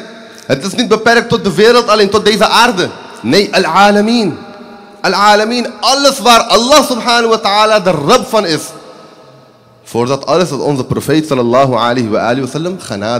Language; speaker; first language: Dutch; early bilingual, other home language; Urdu